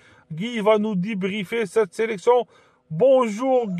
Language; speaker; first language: French; non-native, local second language; Arabic